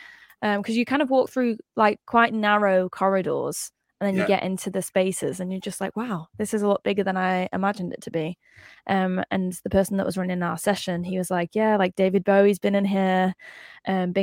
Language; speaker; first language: English; native; English